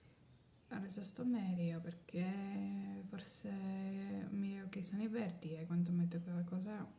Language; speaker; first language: Italian; non-native, learner; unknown